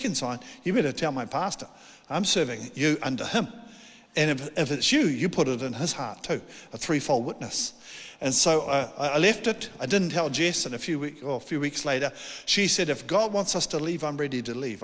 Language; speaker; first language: English; native; English